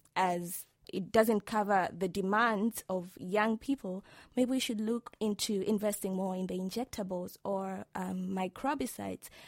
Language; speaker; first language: English; non-native, local second language; Swahili